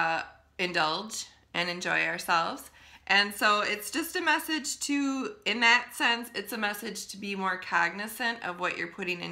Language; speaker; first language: English; native; English